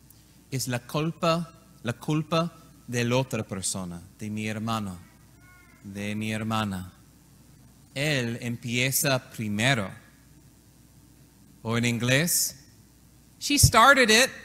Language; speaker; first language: Spanish; non-native, learner; English